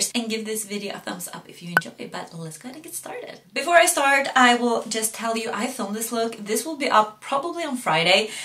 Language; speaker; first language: English; non-native, fluent; Swedish